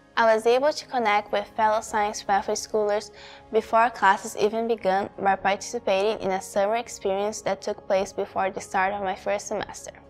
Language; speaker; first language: English; non-native, fluent; Portuguese